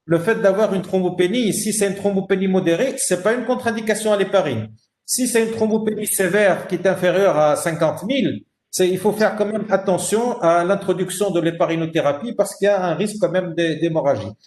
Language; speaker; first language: French; non-native, local second language; Arabic